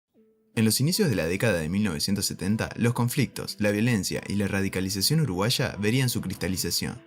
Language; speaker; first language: Spanish; native; Spanish